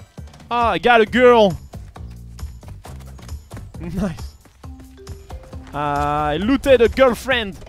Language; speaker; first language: English; non-native, fluent; French